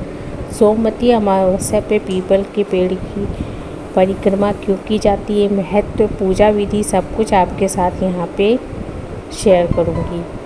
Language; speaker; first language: Hindi; native; Hindi